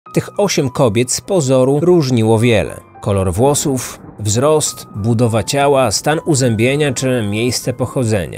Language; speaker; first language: Polish; native; Polish